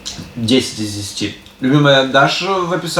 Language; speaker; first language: Russian; native; Russian